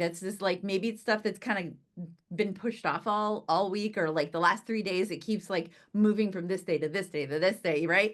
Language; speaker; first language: English; native; English